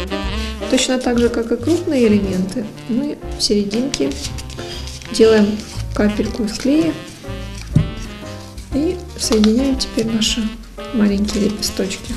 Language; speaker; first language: Russian; native; Russian